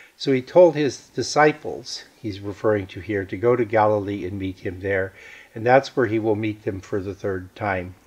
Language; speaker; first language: English; native; English